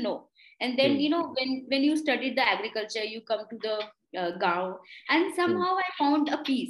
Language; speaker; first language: English; non-native, local second language; Hindi